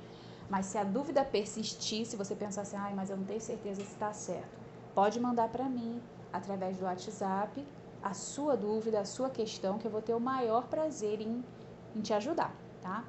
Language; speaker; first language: Portuguese; native; Portuguese